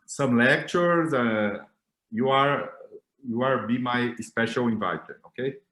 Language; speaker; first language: English; non-native, learner; Portuguese